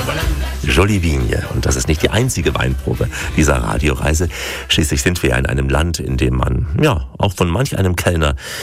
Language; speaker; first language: German; native; German